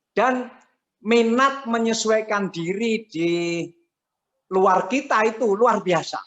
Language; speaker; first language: Indonesian; non-native, local second language; Javanese